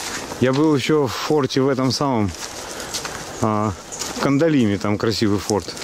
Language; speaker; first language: Russian; native; Russian